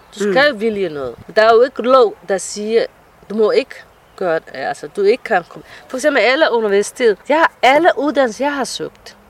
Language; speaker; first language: Danish; non-native, fluent; Somali